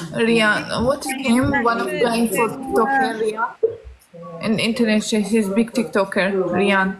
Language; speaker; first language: English; non-native, learner; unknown